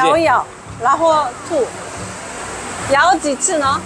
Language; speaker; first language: Chinese; non-native, fluent; Korean